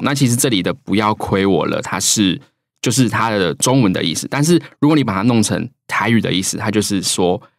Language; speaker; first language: Chinese; native; Chinese